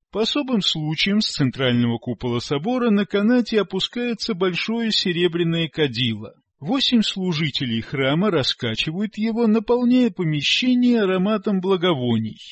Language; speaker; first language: Russian; native; Russian